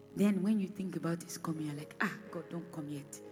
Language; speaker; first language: English; non-native, local second language; Bini